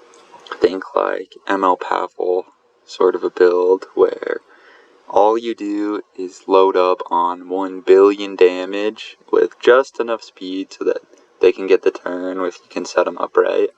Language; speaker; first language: English; native; English